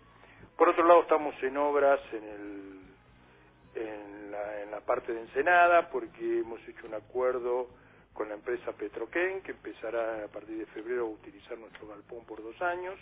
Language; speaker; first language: Spanish; native; Spanish